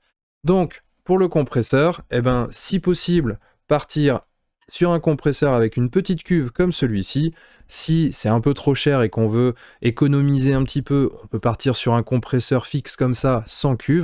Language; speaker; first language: French; native; French